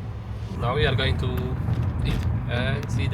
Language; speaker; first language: English; non-native, fluent; Polish